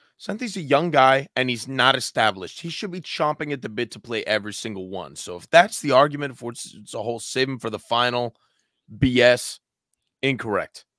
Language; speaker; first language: English; early bilingual, other home language; Spanish